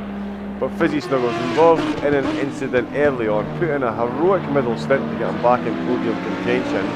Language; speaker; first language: English; native; English